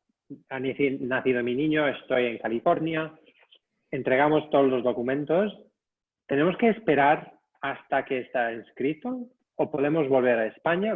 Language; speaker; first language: Spanish; non-native, fluent; English